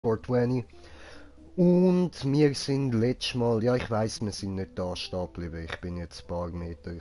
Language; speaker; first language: German; native; German